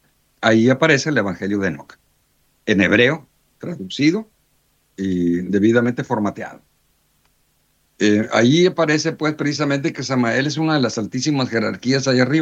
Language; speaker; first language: Spanish; native; Spanish